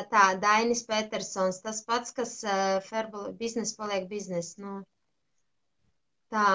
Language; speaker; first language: Russian; non-native, local second language; Latvian